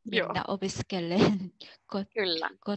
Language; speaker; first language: Finnish; non-native, learner; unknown